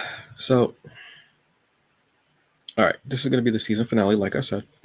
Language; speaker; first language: English; native; English